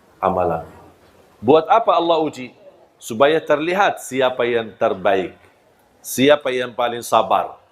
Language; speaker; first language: Malay; non-native, fluent; Arabic